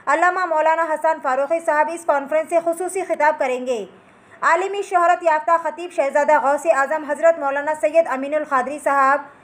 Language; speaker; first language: Urdu; native; Urdu